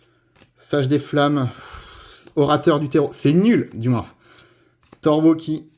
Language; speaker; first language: French; native; French